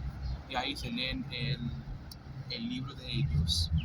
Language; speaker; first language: Spanish; non-native, fluent; English